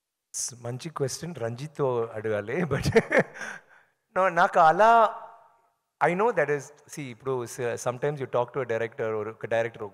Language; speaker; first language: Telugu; non-native, learner; Tamil